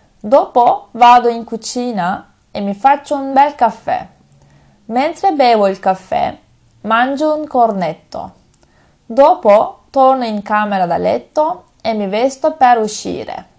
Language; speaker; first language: Italian; non-native, fluent; Turkish